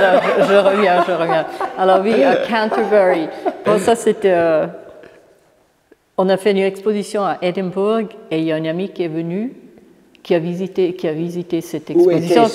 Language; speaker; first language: French; non-native, local second language; German